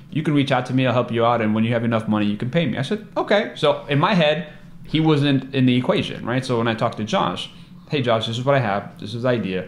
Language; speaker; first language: English; native; English